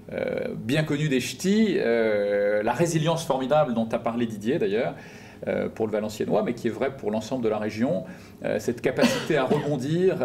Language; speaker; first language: French; native; French